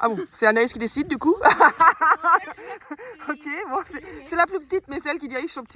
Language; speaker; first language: French; native; French